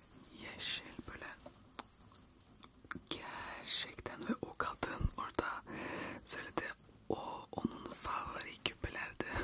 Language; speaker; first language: Turkish; early bilingual, heritage; Turkish